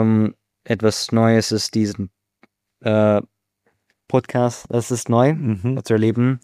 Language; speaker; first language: German; non-native, learner; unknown